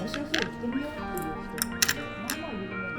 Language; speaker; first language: Japanese; native; Japanese